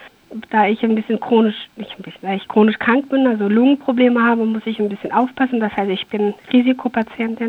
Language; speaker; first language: German; early bilingual, other home language; Persian